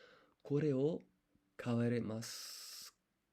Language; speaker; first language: Japanese; non-native, learner; English